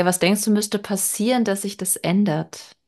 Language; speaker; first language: German; native; German